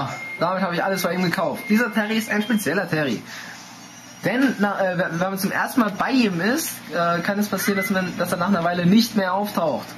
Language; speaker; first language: German; native; German